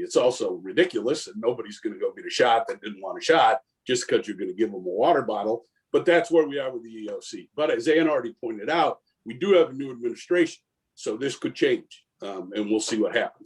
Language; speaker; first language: English; native; English